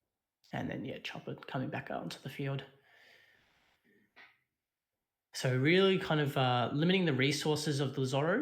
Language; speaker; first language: English; native; English